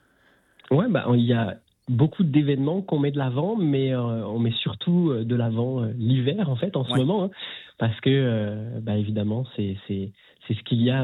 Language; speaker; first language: French; native; French